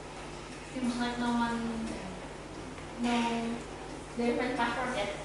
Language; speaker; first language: English; non-native, fluent; Indonesian